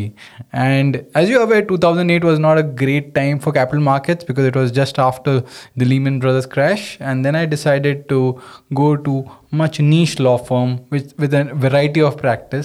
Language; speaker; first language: English; non-native, local second language; Hindi